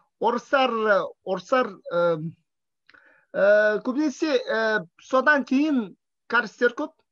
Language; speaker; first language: Kazakh; non-native, fluent; Russian